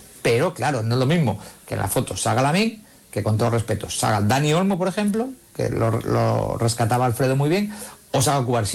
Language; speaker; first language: Spanish; native; Spanish